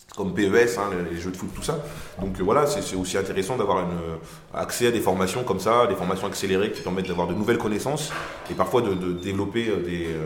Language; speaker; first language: French; native; French